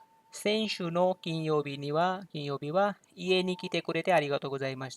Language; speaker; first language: Japanese; non-native, fluent; Hindi